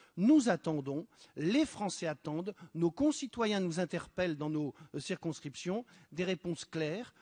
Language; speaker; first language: French; native; French